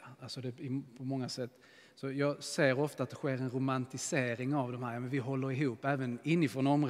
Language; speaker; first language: Swedish; native; Swedish